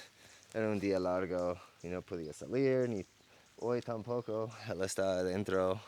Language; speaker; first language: Spanish; non-native, fluent; English